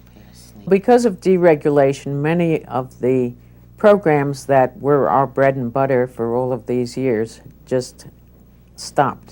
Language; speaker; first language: English; native; English